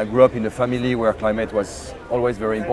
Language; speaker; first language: English; non-native, fluent; French